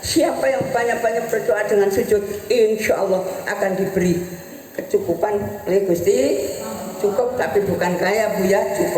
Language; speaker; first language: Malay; non-native, local second language; Javanese